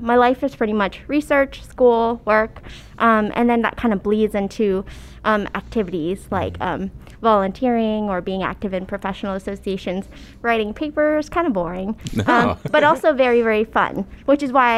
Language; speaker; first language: English; early bilingual, other home language; Cantonese